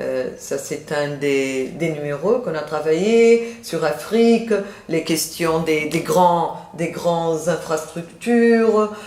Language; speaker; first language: French; non-native, fluent; Portuguese